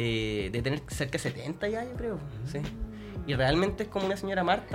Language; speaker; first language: Spanish; native; Spanish